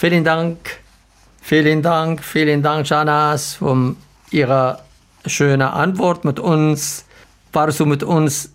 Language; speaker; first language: German; non-native, learner; Arabic